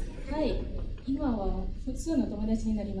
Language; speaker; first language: Japanese; non-native, fluent; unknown